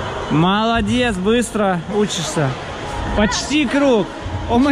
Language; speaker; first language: Russian; native; Russian